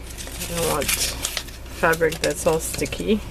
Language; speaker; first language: English; native; English